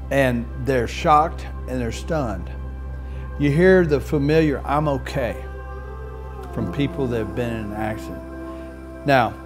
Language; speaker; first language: English; native; English